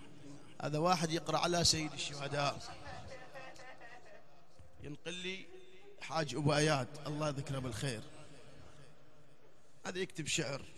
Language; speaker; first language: Arabic; native; Arabic